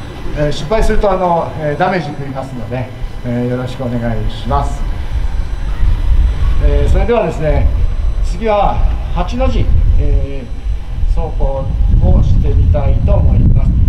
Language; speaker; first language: Japanese; native; Japanese